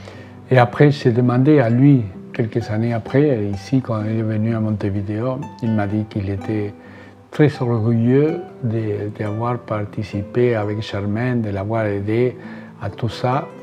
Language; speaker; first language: French; non-native, fluent; Spanish